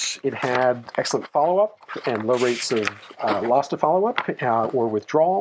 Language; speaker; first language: English; native; English